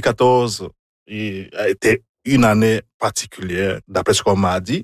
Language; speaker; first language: French; non-native, fluent; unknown